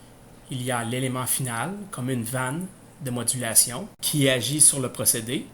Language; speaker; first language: French; native; French